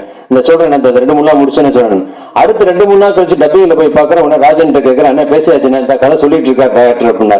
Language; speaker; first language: Tamil; native; Tamil